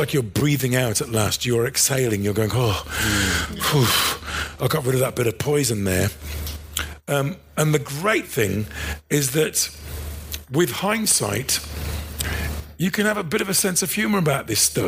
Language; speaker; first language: English; native; English